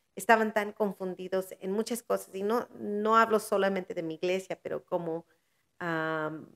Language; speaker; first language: Spanish; early bilingual, heritage; Spanish